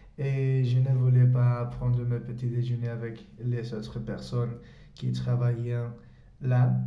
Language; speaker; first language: French; non-native, learner; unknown